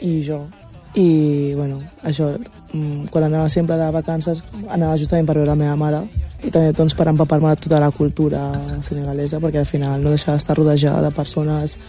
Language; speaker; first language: Catalan; early bilingual, other home language; Wolof